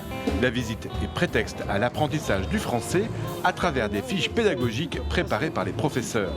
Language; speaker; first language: French; native; French